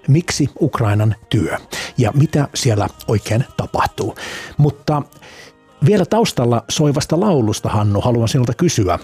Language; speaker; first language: Finnish; native; Finnish